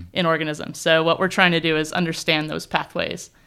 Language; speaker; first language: English; native; English